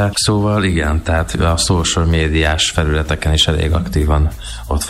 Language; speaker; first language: Hungarian; native; Hungarian